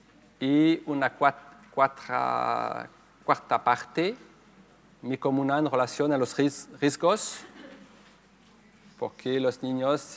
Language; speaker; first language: Spanish; non-native, fluent; French